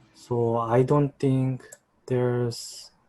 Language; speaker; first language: English; non-native, learner; Korean